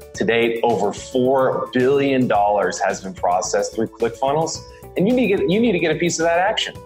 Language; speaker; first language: English; native; English